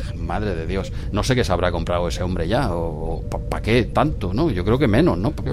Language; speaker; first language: Spanish; native; Spanish